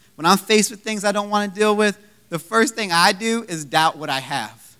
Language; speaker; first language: English; native; English